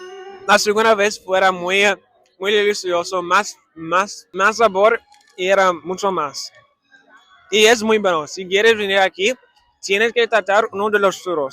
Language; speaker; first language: Spanish; non-native, learner; English